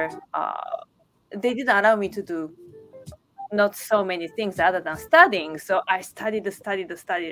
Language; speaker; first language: English; non-native, fluent; Japanese